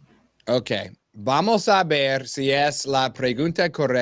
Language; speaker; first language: Spanish; non-native, learner; English